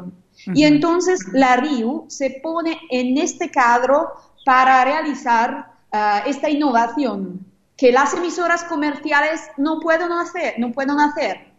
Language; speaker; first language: Spanish; non-native, fluent; Italian